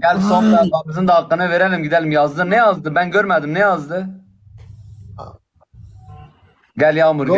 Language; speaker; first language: Turkish; native; Turkish